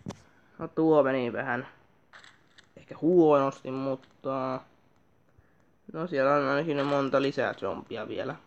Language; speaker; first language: Finnish; native; Finnish